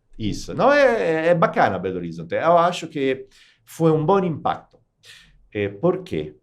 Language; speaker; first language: Portuguese; non-native, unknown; Italian